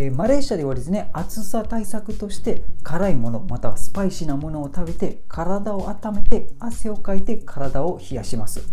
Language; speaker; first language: Japanese; non-native, fluent; Malay